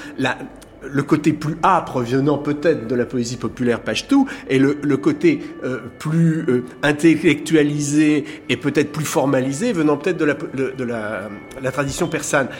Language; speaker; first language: French; native; French